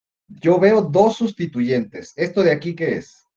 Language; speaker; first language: Spanish; native; Spanish